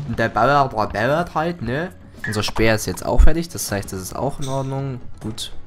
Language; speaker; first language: German; early bilingual, other home language; Greek